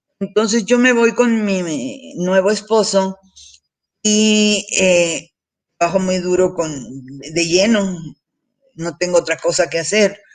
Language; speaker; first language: Spanish; early bilingual, heritage; Spanish